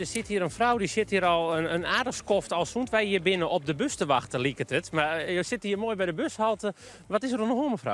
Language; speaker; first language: Dutch; non-native, local second language; Western Frisian